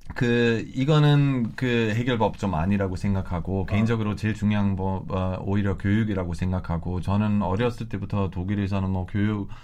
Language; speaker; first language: Korean; non-native, fluent; German